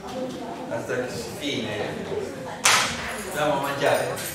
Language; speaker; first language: Italian; non-native, learner; Spanish